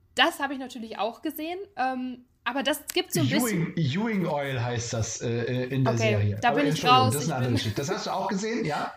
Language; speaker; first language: German; native; German